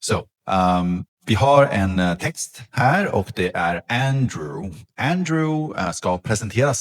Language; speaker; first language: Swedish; non-native, fluent; English